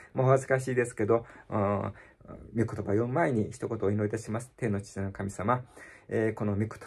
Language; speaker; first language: Japanese; native; Japanese